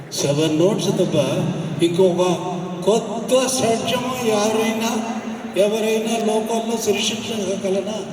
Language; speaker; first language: Telugu; non-native, fluent; Tamil